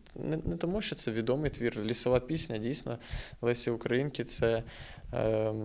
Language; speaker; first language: Ukrainian; non-native, local second language; Russian